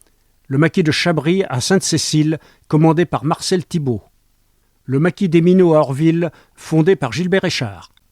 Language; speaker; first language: French; native; French